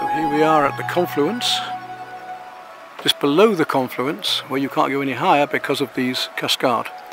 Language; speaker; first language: English; native; English